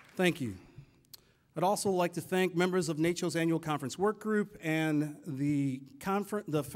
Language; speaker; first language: English; native; English